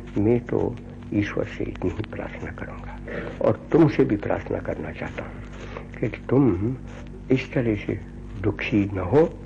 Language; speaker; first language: Hindi; non-native, local second language; Gujarati